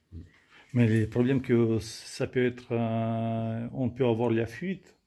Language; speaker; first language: French; non-native, learner; Russian